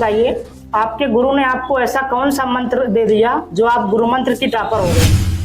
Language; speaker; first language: Hindi; native; Hindi